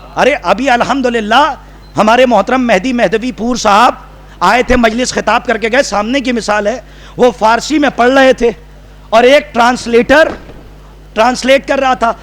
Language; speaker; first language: Urdu; native; Urdu